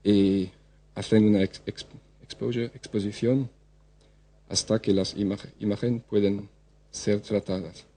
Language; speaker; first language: Spanish; non-native, fluent; French